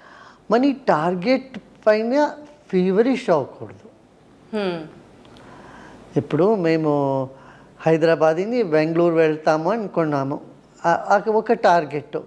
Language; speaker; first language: Telugu; non-native, local second language; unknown